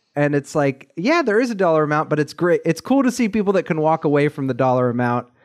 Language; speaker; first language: English; native; English